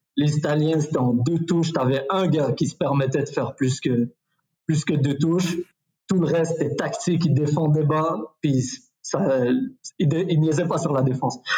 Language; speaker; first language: French; early bilingual, other home language; Arabic